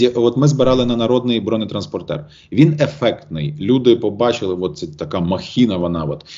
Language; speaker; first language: Ukrainian; native; Ukrainian